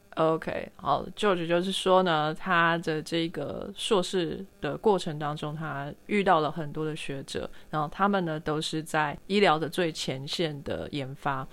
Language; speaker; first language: Chinese; native; Chinese